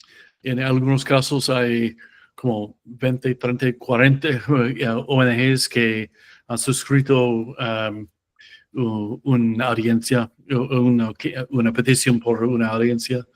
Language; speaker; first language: Spanish; non-native, fluent; English